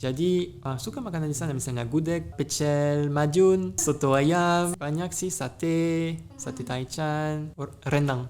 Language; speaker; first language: Indonesian; non-native, fluent; French